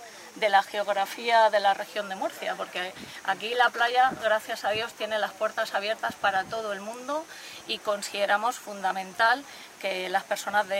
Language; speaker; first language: Spanish; native; Spanish